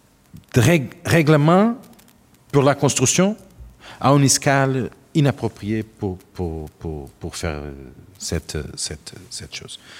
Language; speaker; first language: French; non-native, learner; Portuguese